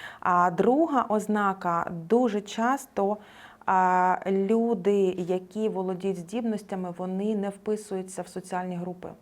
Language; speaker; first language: Ukrainian; non-native, local second language; Russian